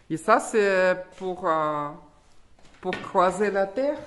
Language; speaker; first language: French; non-native, learner; Russian